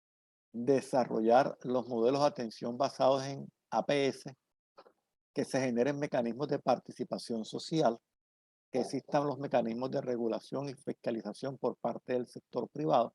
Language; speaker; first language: Spanish; native; Spanish